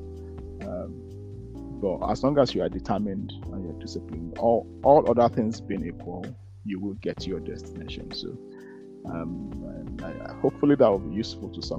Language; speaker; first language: English; non-native, local second language; Yoruba